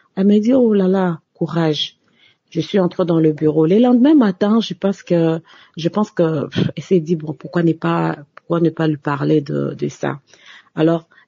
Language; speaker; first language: French; non-native, local second language; Lingala